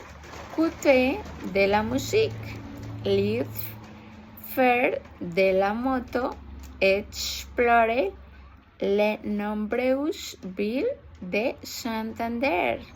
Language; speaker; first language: French; non-native, learner; Spanish